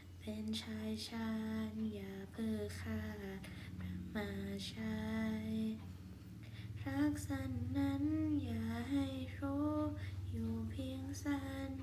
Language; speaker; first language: Thai; native; Thai